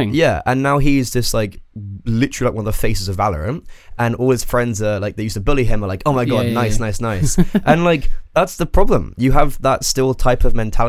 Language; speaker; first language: English; native; English